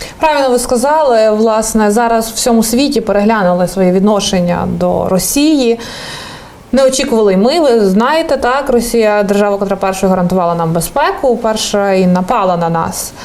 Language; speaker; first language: Ukrainian; native; Ukrainian